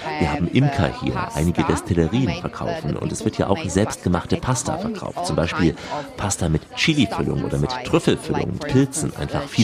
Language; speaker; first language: German; native; German